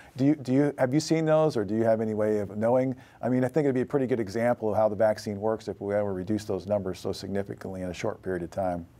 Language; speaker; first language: English; native; English